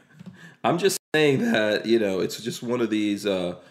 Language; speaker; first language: English; native; English